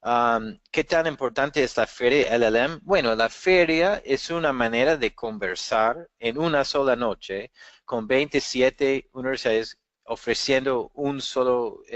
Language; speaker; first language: Spanish; non-native, fluent; English